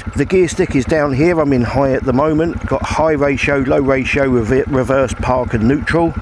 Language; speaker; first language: English; native; English